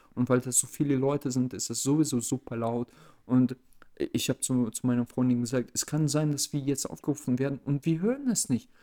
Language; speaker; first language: German; early bilingual, other home language; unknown